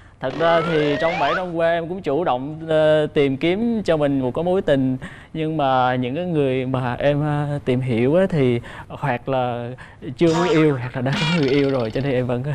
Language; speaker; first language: Vietnamese; native; Vietnamese